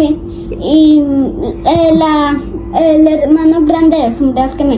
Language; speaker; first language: Spanish; early bilingual, heritage; Spanish